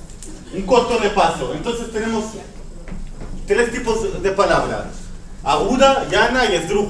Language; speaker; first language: Spanish; non-native, fluent; Dutch